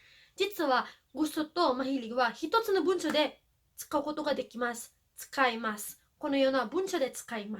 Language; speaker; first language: Japanese; non-native, fluent; Filipino